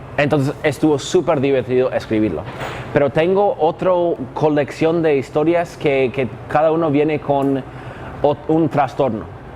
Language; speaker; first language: Spanish; non-native, fluent; English